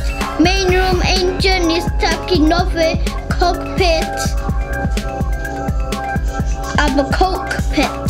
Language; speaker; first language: Polish; early bilingual, heritage; Polish